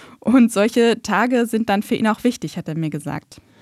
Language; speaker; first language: German; native; German